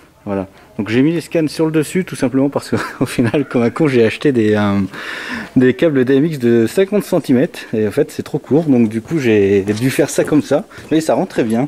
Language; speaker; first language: French; native; French